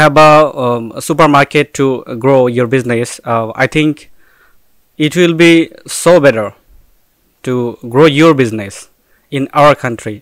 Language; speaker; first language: English; non-native, local second language; Bangla